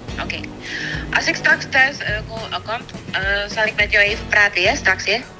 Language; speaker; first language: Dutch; non-native, fluent; Indonesian